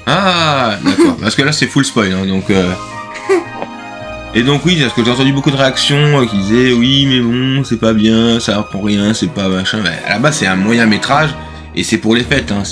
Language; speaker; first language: French; native; French